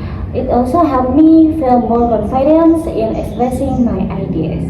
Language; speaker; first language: English; non-native, learner; Indonesian